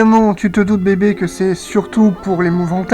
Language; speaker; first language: French; native; French